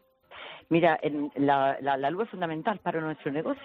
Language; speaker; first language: Spanish; native; Spanish